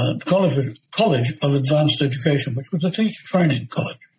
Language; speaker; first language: English; native; English